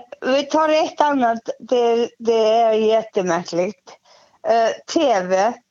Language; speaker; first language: Swedish; non-native, fluent; Icelandic